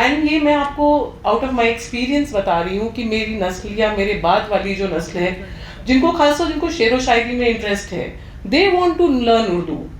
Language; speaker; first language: Urdu; non-native, local second language; Hindi